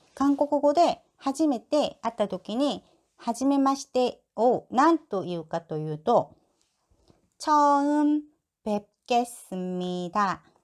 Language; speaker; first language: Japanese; non-native, learner; Korean